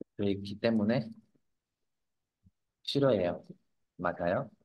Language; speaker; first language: Korean; non-native, fluent; Vietnamese